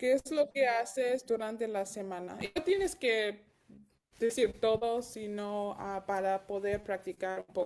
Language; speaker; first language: Spanish; early bilingual, heritage; Spanish